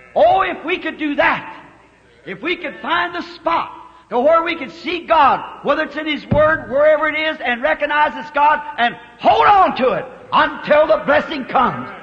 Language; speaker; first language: English; native; English